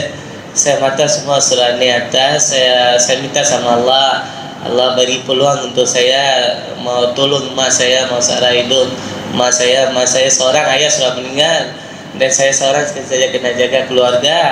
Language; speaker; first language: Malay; non-native, local second language; Tamil